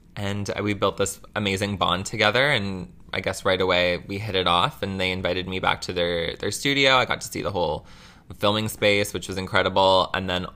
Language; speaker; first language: English; native; English